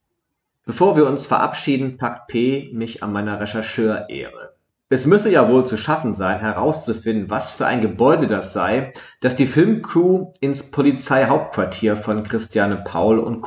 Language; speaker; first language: German; native; German